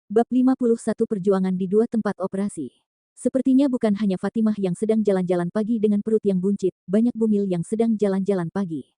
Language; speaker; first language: Indonesian; native; Indonesian